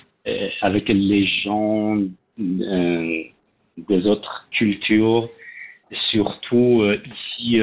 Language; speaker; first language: French; non-native, fluent; Persian